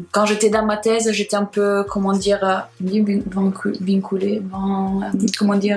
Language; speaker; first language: French; non-native, fluent; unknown